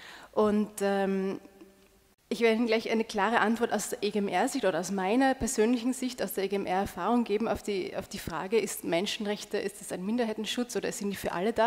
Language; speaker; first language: German; native; German